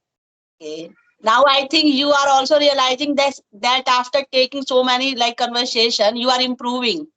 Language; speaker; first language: English; non-native, fluent; Hindi